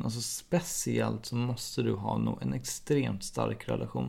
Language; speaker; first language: Swedish; native; Swedish